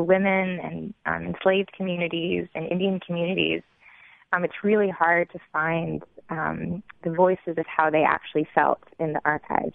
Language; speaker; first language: English; native; English